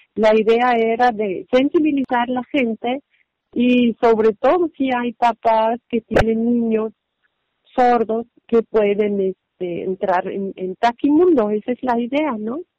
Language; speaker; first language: Spanish; non-native, fluent; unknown